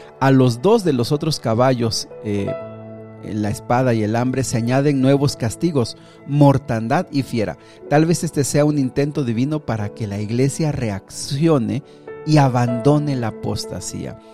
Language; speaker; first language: Spanish; native; Spanish